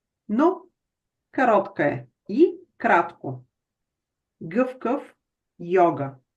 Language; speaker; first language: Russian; non-native, fluent; Bulgarian